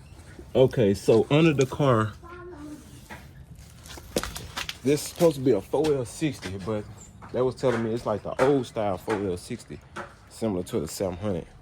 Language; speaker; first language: English; native; English